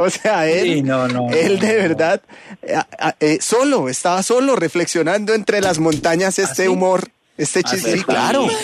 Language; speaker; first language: Spanish; native; Spanish